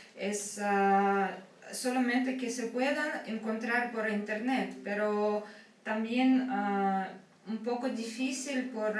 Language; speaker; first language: Spanish; early bilingual, heritage; Spanish